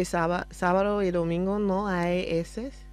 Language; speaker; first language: Spanish; non-native, learner; English